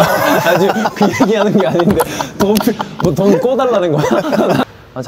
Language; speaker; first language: Korean; native; Korean